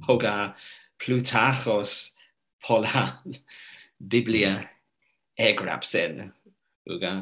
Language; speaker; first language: Greek; non-native, fluent; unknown